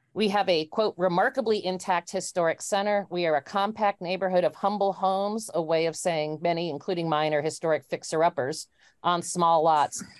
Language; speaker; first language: English; native; English